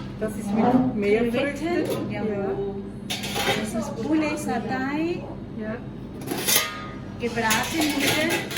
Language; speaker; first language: German; non-native, learner; Thai